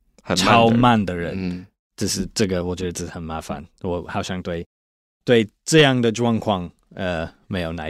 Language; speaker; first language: Chinese; non-native, fluent; English